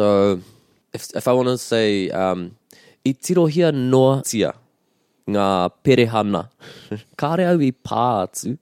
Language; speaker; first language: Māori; non-native, local second language; English